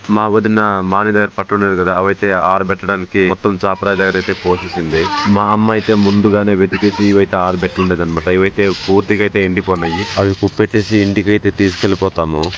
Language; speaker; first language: Telugu; non-native, local second language; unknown